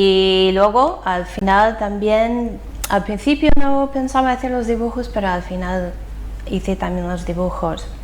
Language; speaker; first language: Spanish; non-native, fluent; English